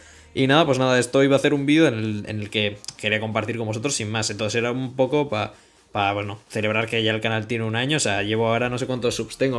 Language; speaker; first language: Spanish; native; Spanish